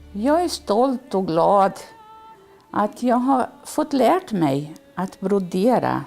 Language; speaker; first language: Swedish; early bilingual, heritage; Swedish